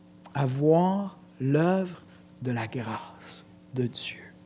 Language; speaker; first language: French; native; French